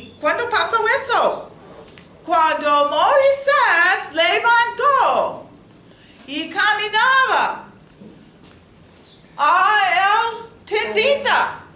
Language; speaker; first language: Spanish; non-native, learner; English